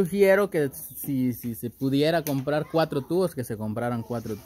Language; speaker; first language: Spanish; native; Spanish